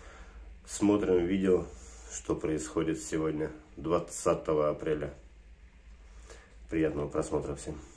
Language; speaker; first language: Russian; native; Russian